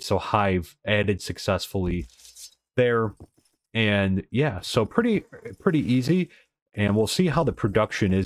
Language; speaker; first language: English; native; English